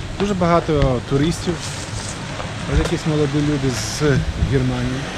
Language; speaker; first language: Ukrainian; non-native, local second language; Russian